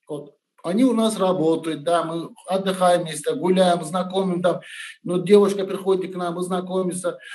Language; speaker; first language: Russian; non-native, learner; Turkish